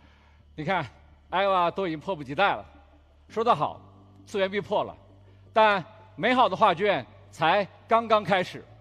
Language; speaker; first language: Chinese; native; Chinese